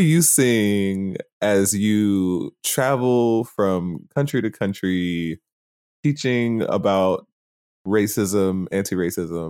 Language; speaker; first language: English; native; English